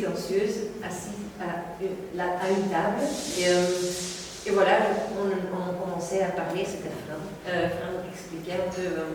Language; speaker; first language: French; non-native, local second language; Dutch